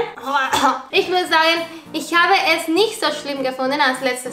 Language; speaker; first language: German; non-native, learner; Spanish